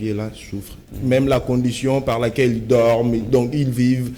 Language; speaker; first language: French; non-native, local second language; Lingala